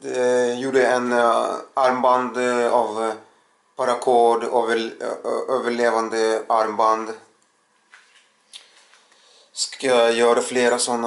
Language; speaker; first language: Swedish; non-native, learner; Russian